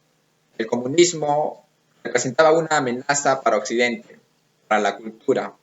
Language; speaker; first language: Spanish; native; Spanish